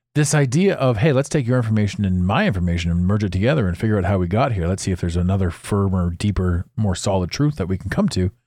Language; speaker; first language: English; native; English